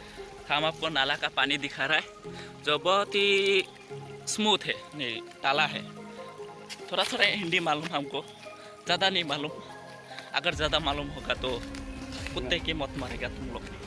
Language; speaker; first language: Hindi; non-native, local second language; Assamese